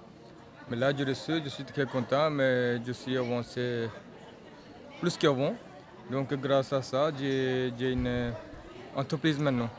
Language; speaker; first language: French; non-native, learner; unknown